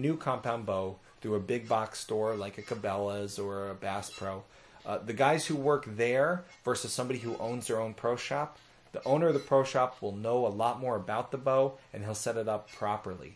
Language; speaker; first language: English; native; English